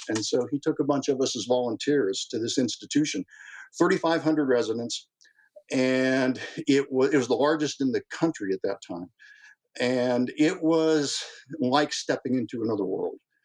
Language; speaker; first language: English; native; English